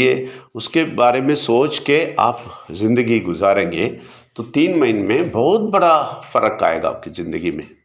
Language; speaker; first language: Hindi; non-native, local second language; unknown